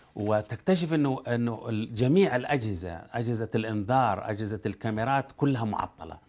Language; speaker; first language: Arabic; native; Arabic